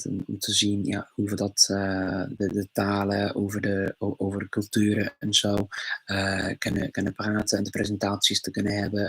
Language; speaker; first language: Dutch; non-native, fluent; English